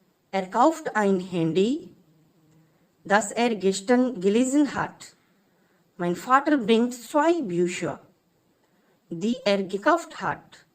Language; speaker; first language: German; non-native, fluent; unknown